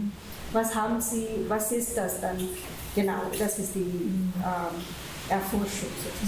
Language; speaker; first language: German; non-native, fluent; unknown